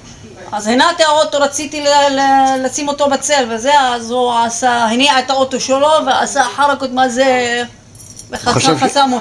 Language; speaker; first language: Hebrew; non-native, local second language; Arabic